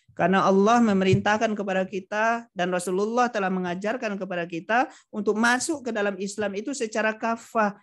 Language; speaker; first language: Indonesian; non-native, local second language; Minangkabau